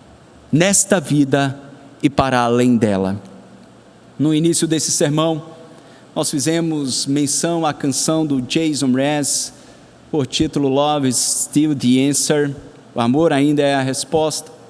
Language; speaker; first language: Portuguese; native; Portuguese